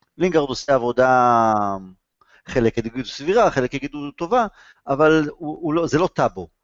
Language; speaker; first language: Hebrew; native; Hebrew